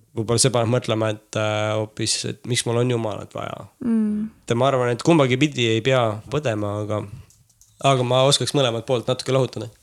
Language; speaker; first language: Estonian; native; Estonian